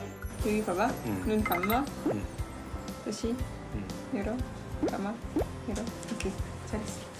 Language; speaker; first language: Korean; non-native, learner; French